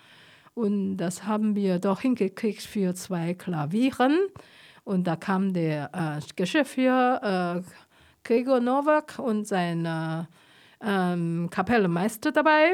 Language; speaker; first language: German; non-native, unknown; Chinese